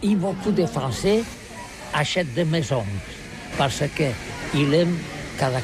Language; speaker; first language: French; non-native, learner; Catalan